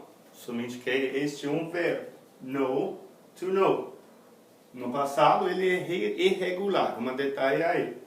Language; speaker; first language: Portuguese; non-native, fluent; English